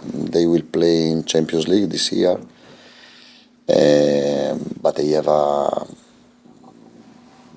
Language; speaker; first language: English; non-native, fluent; Italian